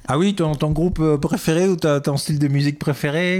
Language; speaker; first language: French; native; French